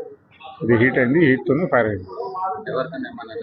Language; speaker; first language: Telugu; non-native, local second language; Urdu